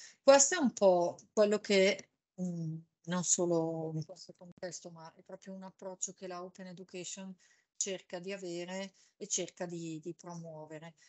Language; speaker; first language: Italian; native; Italian